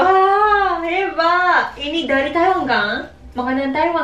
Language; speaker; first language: Indonesian; non-native, fluent; Japanese